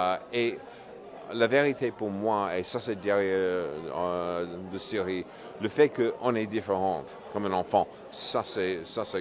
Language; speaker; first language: French; non-native, fluent; English